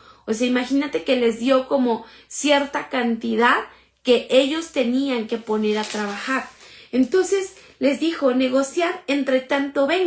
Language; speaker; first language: Spanish; native; Spanish